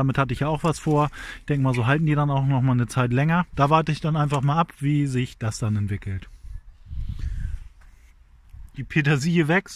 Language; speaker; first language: German; native; German